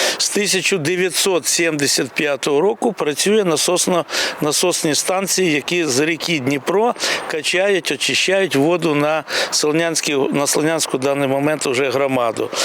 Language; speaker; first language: Ukrainian; native; Ukrainian